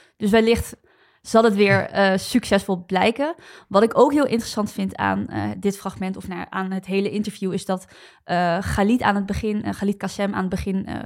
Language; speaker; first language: Dutch; native; Dutch